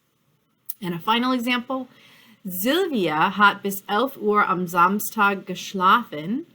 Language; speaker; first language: German; non-native, fluent; English